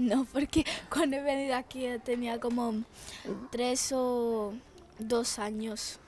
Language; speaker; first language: Spanish; early bilingual, other home language; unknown